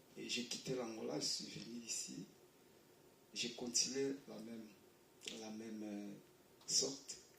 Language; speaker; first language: French; non-native, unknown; Portuguese